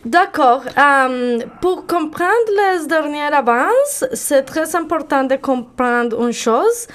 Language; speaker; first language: French; non-native, learner; Spanish